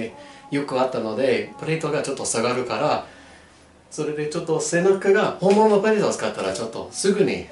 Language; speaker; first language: Japanese; non-native, learner; English